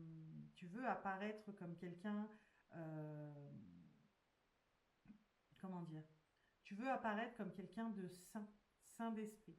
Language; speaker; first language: French; native; French